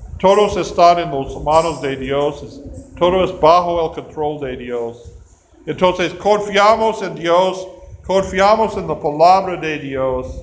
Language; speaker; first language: Spanish; non-native, fluent; English